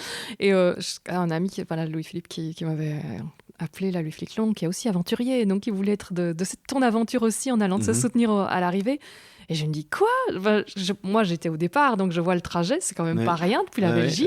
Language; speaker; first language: French; native; French